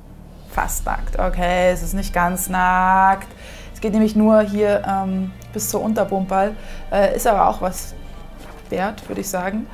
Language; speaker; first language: German; native; German